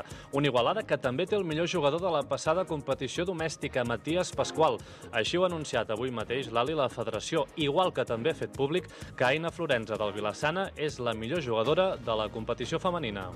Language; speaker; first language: Catalan; native; Catalan